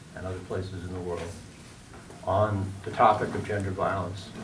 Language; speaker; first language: English; native; English